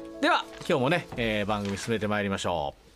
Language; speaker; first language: Japanese; native; Japanese